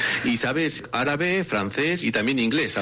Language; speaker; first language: Spanish; native; Spanish